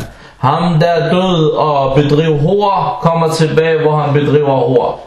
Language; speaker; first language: Danish; early bilingual, other home language; Arabic